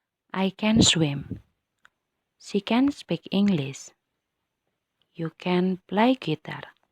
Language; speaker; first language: English; non-native, fluent; Indonesian